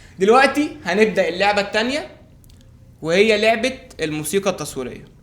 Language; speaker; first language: Egyptian Arabic; native; Egyptian Arabic